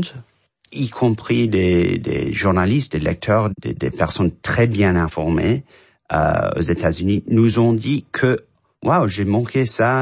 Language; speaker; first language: French; non-native, fluent; English